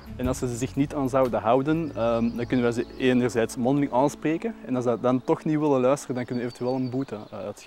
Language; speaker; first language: Dutch; native; Dutch